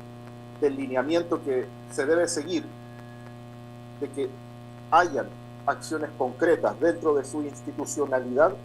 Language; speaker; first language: Spanish; native; Spanish